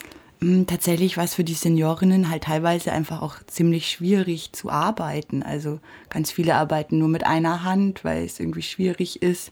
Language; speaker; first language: German; native; German